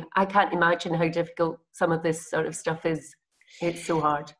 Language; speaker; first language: English; native; English